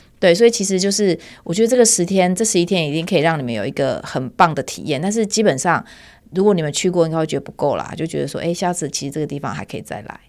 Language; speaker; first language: Chinese; native; Chinese